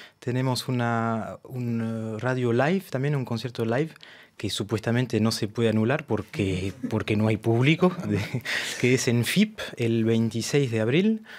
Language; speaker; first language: Spanish; early bilingual, heritage; Spanish